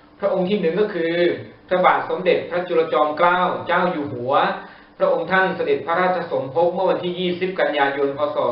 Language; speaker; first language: Thai; native; Thai